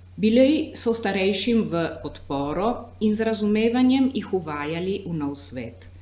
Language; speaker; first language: Slovenian; native; Slovenian